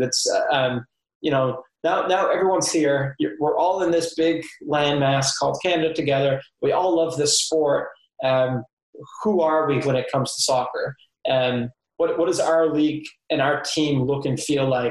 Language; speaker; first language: English; native; English